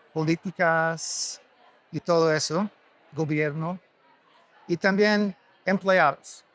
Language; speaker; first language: Spanish; non-native, learner; English